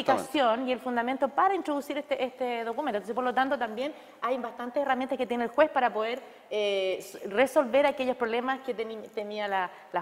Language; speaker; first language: Spanish; native; Spanish